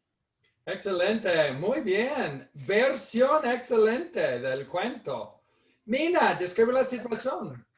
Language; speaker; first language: Spanish; non-native, fluent; English